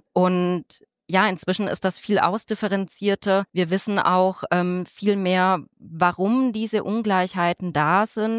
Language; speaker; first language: German; native; German